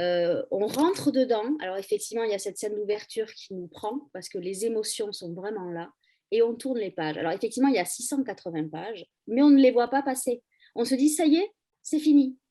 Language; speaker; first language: French; native; French